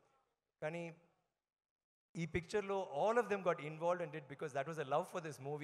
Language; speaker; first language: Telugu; non-native, learner; Tamil